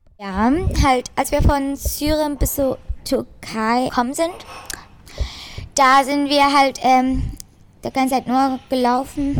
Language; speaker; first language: German; early bilingual, other home language; Arabic